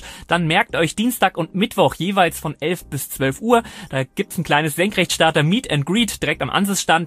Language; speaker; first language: German; native; German